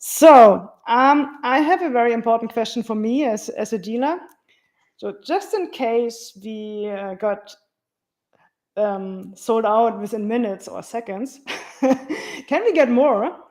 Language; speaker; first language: English; non-native, fluent; German